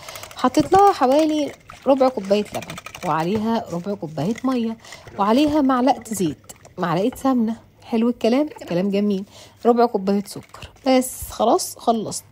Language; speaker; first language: Arabic; native; Arabic